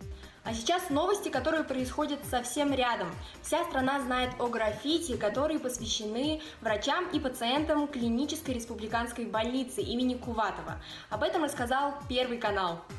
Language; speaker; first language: Russian; native; Russian